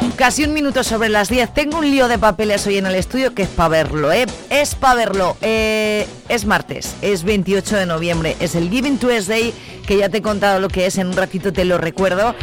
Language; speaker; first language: Spanish; native; Spanish